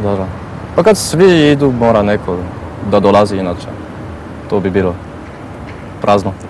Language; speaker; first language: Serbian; non-native, fluent; French